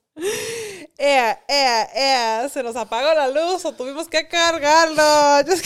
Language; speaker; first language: Spanish; early bilingual, heritage; Spanish